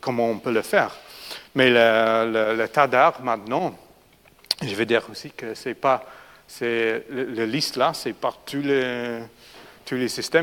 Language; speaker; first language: French; non-native, fluent; English